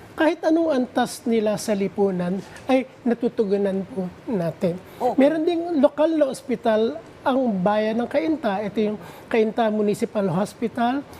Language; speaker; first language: Filipino; native; Filipino